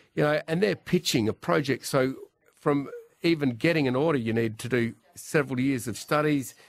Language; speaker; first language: English; native; English